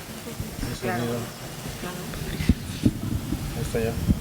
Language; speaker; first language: Spanish; native; Spanish